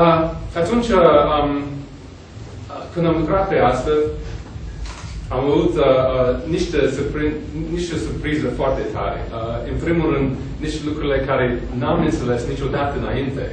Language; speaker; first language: Romanian; non-native, fluent; English